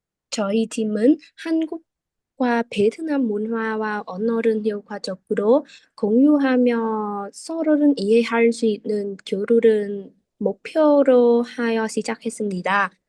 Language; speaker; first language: Korean; non-native, fluent; Vietnamese